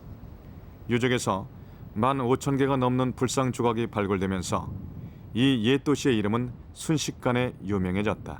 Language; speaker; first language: Korean; native; Korean